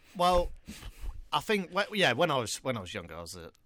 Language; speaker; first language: English; native; English